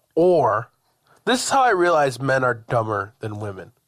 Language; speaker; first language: English; native; English